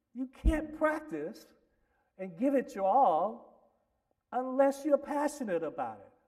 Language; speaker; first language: English; native; English